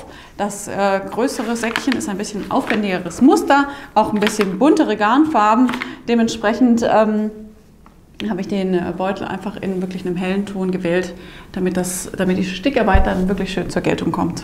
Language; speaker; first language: German; native; German